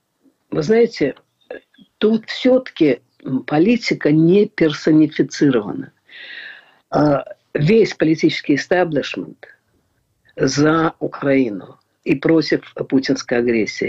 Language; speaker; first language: Russian; native; Russian